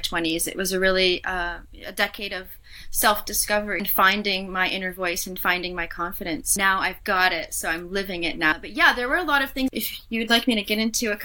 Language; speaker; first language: English; native; English